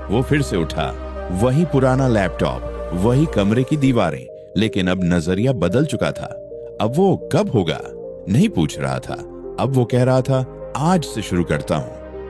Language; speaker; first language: Hindi; native; Hindi